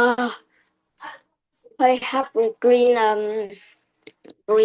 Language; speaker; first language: English; non-native, learner; Vietnamese